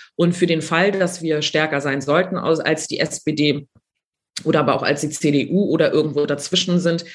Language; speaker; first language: German; native; German